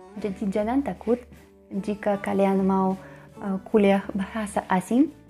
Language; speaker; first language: Indonesian; non-native, learner; Russian